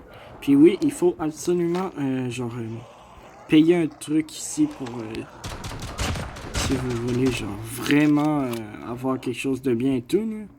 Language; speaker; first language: French; native; French